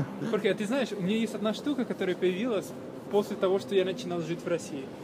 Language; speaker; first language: Russian; non-native, fluent; Spanish